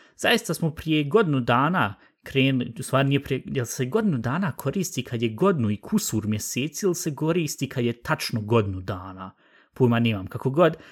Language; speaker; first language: Bosnian; early bilingual, heritage; Bosnian